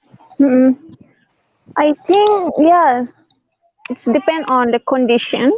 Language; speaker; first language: English; non-native, learner; Indonesian